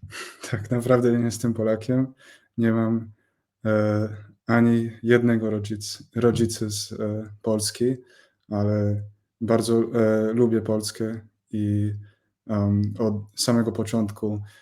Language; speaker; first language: Polish; non-native, fluent; English